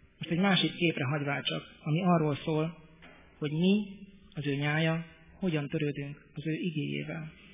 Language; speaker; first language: Hungarian; native; Hungarian